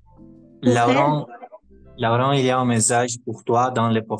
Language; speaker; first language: French; non-native, learner; Spanish